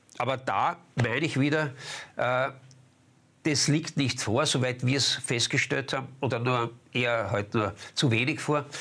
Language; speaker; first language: German; native; German